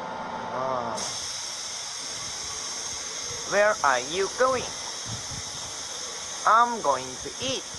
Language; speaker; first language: English; non-native, learner; Korean